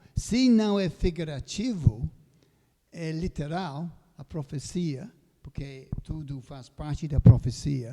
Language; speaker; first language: Portuguese; non-native, fluent; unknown